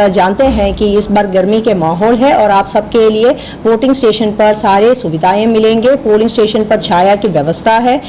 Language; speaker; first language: Hindi; non-native, local second language; Malayalam